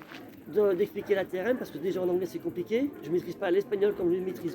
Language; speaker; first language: French; native; French